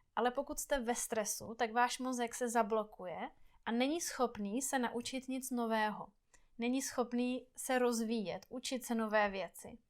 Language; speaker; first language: Czech; native; Czech